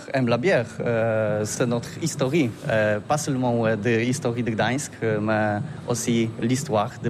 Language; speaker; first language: French; non-native, learner; Polish